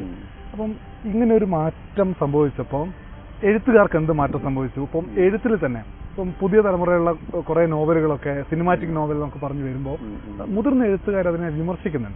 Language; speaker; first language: Malayalam; native; Malayalam